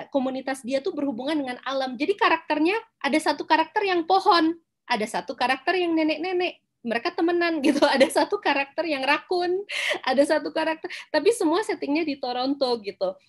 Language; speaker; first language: Indonesian; non-native, local second language; Minangkabau